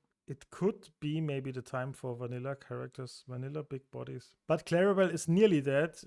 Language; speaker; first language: English; non-native, fluent; German